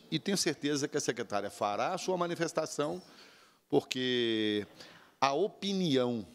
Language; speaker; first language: Portuguese; native; Portuguese